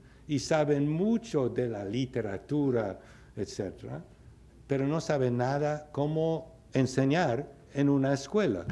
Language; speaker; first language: Spanish; non-native, fluent; English